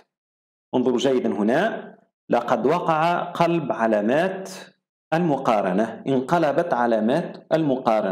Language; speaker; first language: Arabic; native; Arabic